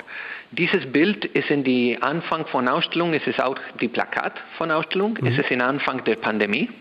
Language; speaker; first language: German; non-native, learner; Spanish